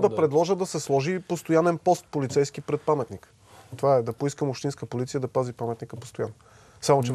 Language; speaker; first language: Bulgarian; native; Bulgarian